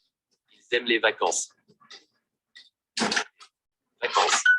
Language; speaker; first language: French; non-native, learner; Vietnamese